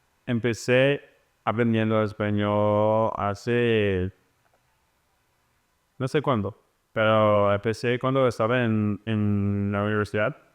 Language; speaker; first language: Spanish; non-native, learner; English